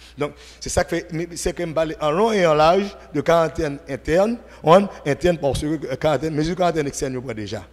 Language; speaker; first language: French; non-native, local second language; Haitian Creole